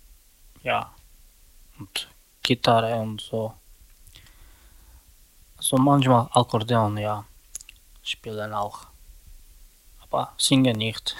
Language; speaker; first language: German; non-native, learner; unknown